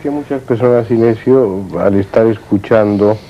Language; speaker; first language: Spanish; native; Spanish